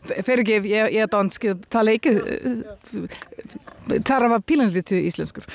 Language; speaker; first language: Icelandic; non-native, learner; Danish